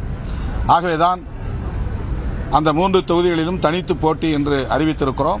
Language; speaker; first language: Tamil; native; Tamil